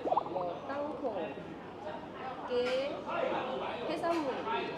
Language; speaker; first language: Korean; non-native, learner; Chinese